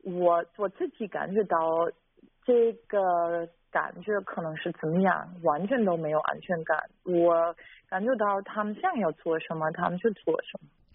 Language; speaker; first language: Chinese; non-native, fluent; German